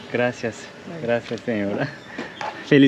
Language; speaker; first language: Spanish; non-native, learner; Turkish